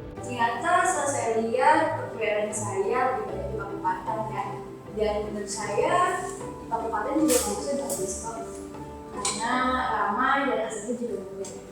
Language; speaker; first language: Indonesian; early bilingual, heritage; Indonesian